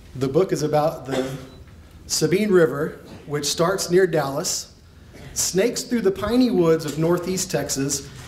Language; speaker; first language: English; native; English